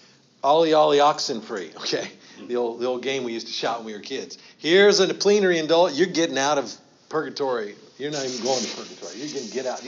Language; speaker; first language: English; native; English